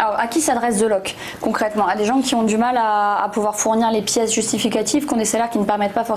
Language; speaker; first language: French; native; French